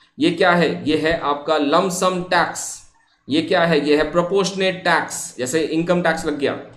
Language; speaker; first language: Hindi; non-native, local second language; Bangla